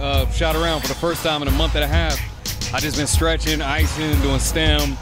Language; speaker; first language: English; native; English